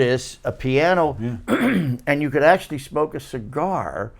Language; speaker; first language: English; native; English